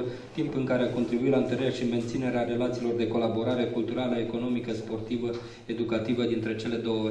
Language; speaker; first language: Romanian; native; Romanian